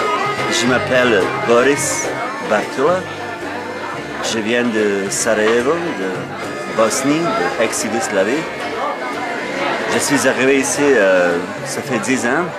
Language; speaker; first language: French; non-native, fluent; Bosnian